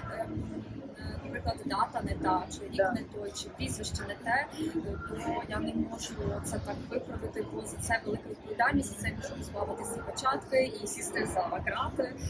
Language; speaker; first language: Ukrainian; native; Ukrainian